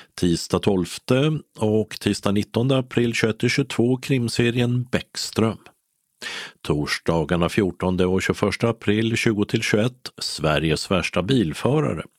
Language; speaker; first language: Swedish; native; Swedish